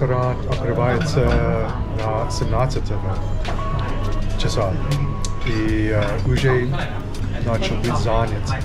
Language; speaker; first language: Russian; non-native, learner; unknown